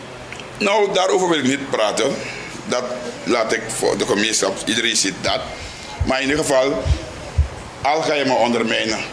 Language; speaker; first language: Dutch; non-native, local second language; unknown